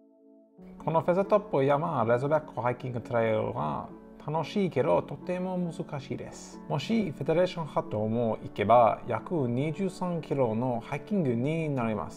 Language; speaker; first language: Japanese; non-native, learner; English